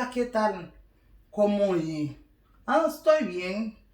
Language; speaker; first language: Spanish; non-native, learner; Haitian Creole